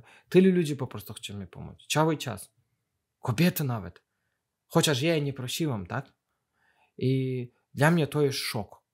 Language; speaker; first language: Polish; non-native, fluent; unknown